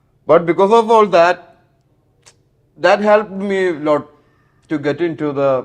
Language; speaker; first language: English; non-native, local second language; Malayalam